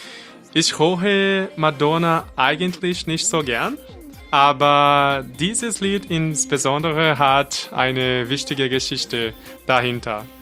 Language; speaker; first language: German; non-native, fluent; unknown